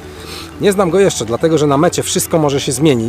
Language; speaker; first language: Polish; native; Polish